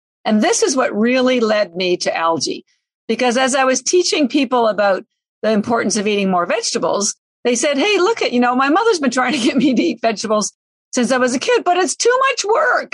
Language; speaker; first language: English; native; English